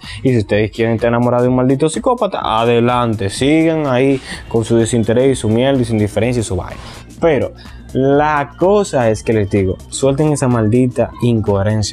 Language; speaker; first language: Spanish; native; Spanish